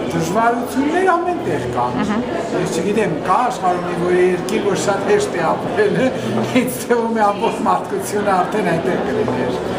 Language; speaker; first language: Armenian; native; Armenian